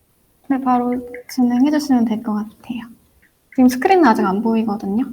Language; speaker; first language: Korean; native; Korean